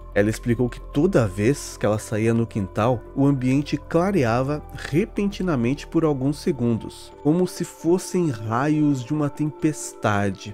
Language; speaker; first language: Portuguese; native; Portuguese